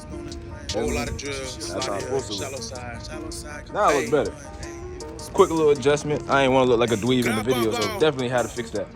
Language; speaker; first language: English; native; English